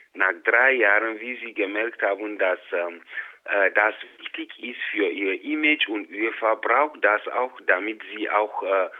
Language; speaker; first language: German; non-native, fluent; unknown